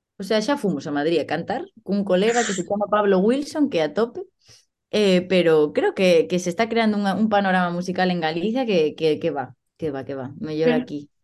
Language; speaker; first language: Galician; non-native, local second language; Spanish